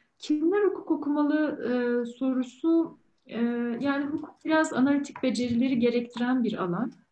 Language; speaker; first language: Turkish; native; Turkish